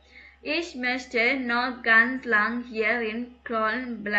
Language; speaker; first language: German; non-native, learner; Tamil